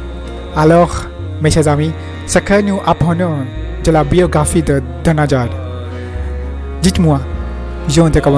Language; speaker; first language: French; non-native, learner; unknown